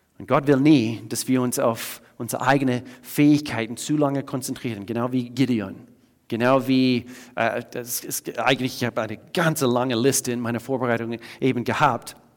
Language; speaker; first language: German; non-native, fluent; English